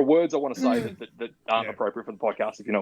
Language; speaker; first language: English; native; English